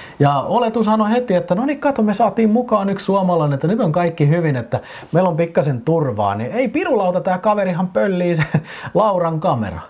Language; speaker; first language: Finnish; native; Finnish